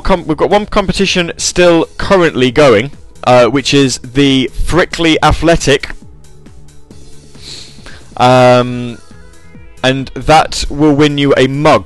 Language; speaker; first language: English; native; English